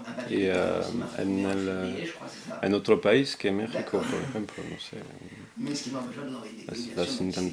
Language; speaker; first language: Spanish; non-native, fluent; French